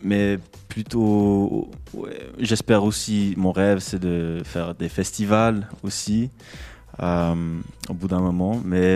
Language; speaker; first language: French; non-native, local second language; English